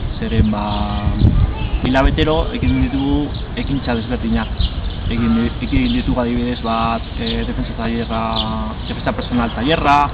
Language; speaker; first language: Basque; non-native, local second language; Spanish